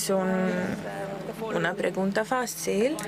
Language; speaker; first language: Spanish; non-native, fluent; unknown